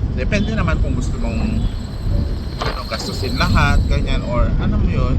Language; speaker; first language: Filipino; native; Filipino